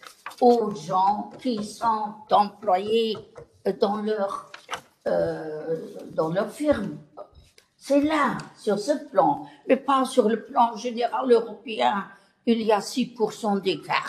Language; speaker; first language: French; non-native, local second language; Luxembourgish